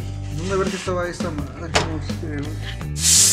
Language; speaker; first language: Spanish; native; Spanish